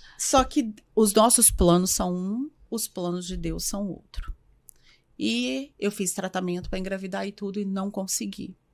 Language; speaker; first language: Portuguese; native; Portuguese